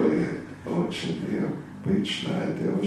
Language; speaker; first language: Russian; non-native, learner; English